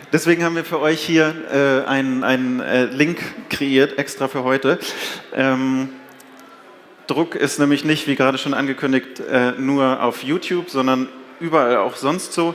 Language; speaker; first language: German; native; German